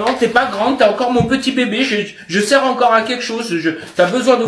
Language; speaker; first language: French; native; French